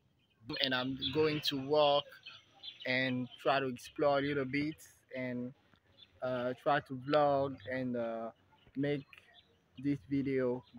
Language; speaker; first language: English; non-native, fluent; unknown